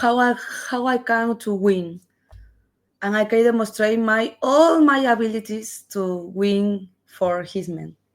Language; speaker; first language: English; non-native, learner; Spanish